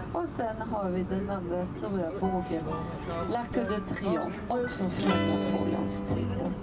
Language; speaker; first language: Swedish; non-native, fluent; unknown